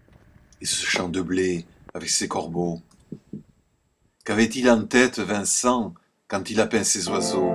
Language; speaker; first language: French; native; French